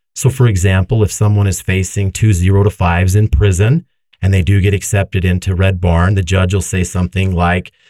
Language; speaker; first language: English; native; English